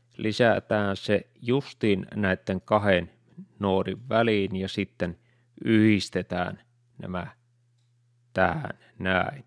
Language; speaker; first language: Finnish; native; Finnish